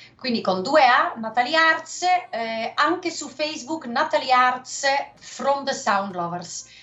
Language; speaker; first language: Italian; non-native, fluent; Dutch